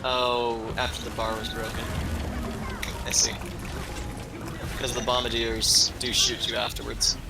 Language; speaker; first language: English; native; English